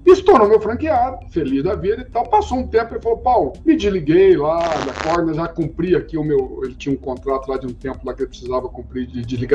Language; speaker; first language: Portuguese; native; Portuguese